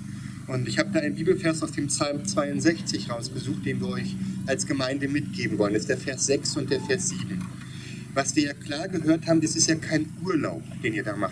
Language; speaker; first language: German; native; German